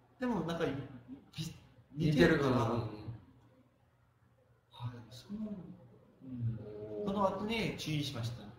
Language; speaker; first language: Japanese; non-native, fluent; Korean